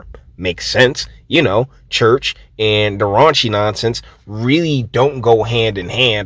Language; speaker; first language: English; native; English